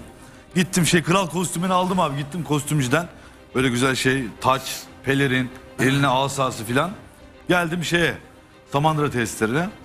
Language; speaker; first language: Turkish; native; Turkish